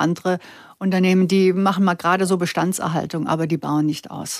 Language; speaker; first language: German; native; German